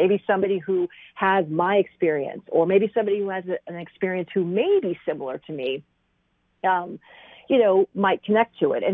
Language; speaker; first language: English; native; English